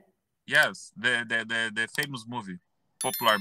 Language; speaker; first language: English; non-native, learner; Portuguese